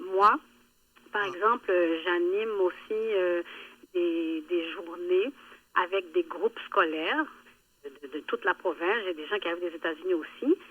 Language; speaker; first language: French; early bilingual, other home language; Haitian Creole